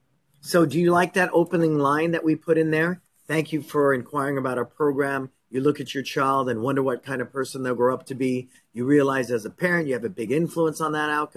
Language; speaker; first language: English; native; English